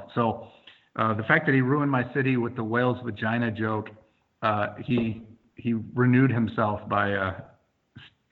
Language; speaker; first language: English; native; English